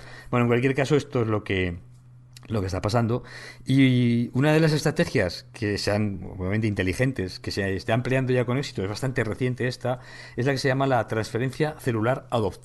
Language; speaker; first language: Spanish; native; Spanish